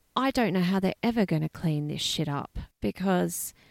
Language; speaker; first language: English; native; English